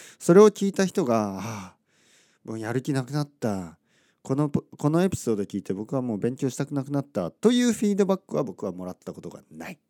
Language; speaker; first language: Japanese; native; Japanese